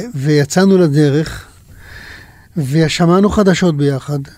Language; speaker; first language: Hebrew; native; Hebrew